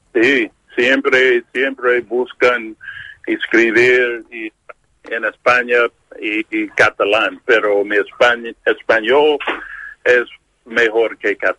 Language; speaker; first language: Spanish; non-native, learner; English